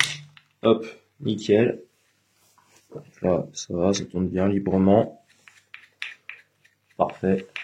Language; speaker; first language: French; native; French